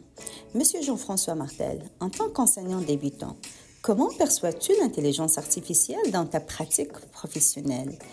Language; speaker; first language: French; native; French